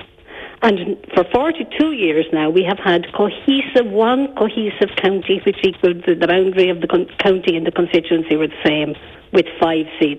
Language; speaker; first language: English; native; English